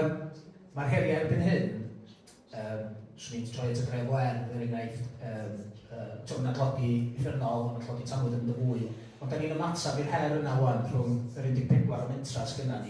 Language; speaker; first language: Welsh; native; Welsh